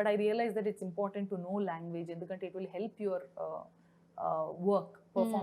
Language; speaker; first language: Telugu; non-native, local second language; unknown